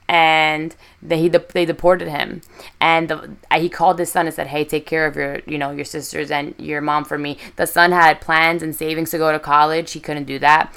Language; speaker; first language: English; early bilingual, other home language; Spanish